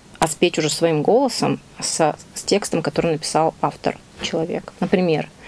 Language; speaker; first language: Russian; native; Russian